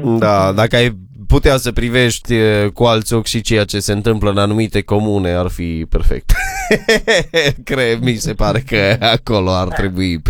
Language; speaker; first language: Romanian; native; Romanian